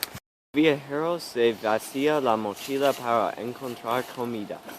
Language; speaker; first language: Spanish; non-native, learner; English